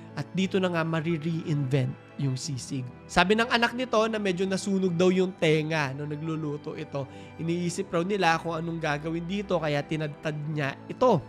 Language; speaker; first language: Filipino; native; Filipino